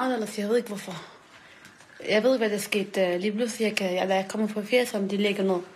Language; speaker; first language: Danish; non-native, learner; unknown